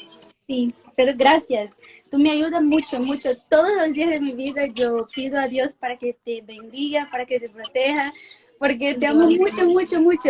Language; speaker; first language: Spanish; non-native, learner; Portuguese